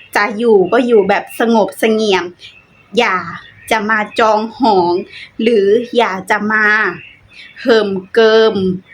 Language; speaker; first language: Thai; native; Thai